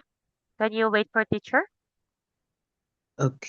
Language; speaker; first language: English; non-native, local second language; Cebuano